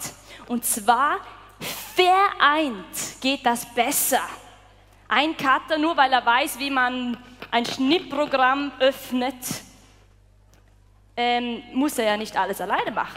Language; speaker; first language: German; native; German